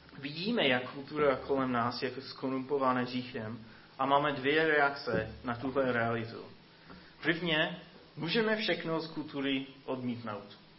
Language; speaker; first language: Czech; non-native, fluent; English